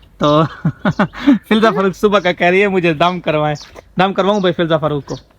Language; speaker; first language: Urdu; non-native, local second language; Saraiki